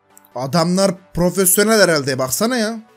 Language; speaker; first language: Turkish; native; Turkish